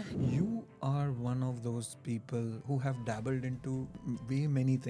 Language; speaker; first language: English; non-native, local second language; Hindi